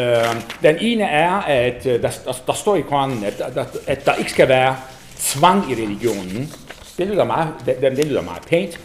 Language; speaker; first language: Danish; non-native, fluent; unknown